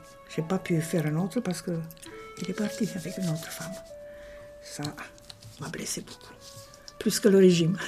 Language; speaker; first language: French; non-native, fluent; Romanian